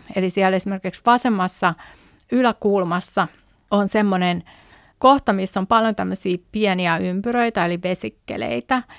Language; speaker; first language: Finnish; native; Finnish